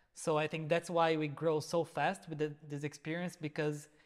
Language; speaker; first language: English; non-native, fluent; Portuguese